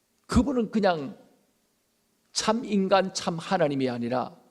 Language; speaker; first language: Korean; native; Korean